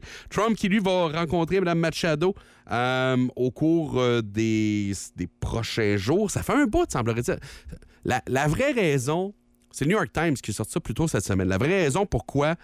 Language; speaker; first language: French; native; French